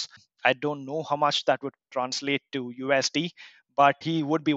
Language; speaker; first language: English; non-native, local second language; Kannada